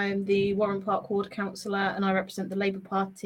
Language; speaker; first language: English; native; English